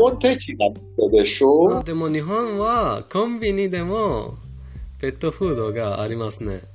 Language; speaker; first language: Japanese; non-native, fluent; Persian